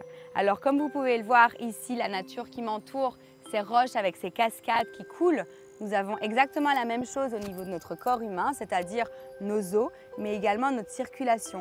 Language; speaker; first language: French; native; French